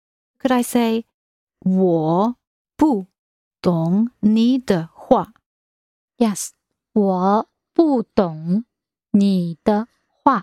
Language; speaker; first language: Chinese; non-native, learner; English